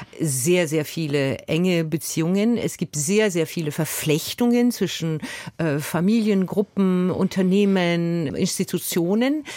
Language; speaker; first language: German; non-native, fluent; French